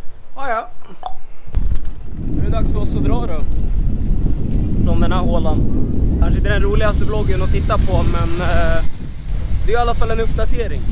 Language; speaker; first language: Swedish; native; Swedish